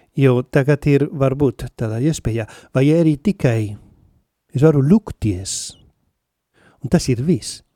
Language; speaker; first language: Latvian; non-native, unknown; Spanish